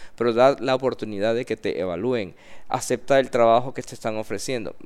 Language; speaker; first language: Spanish; native; Spanish